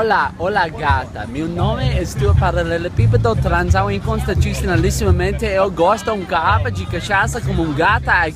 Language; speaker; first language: Portuguese; non-native, learner; English